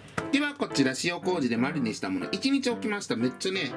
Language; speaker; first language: Japanese; native; Japanese